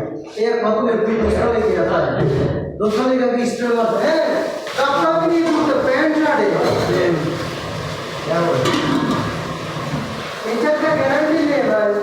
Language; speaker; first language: Hindi; non-native, learner; Bangla